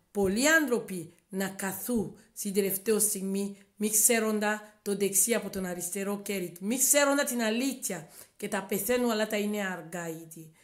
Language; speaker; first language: Greek; non-native, learner; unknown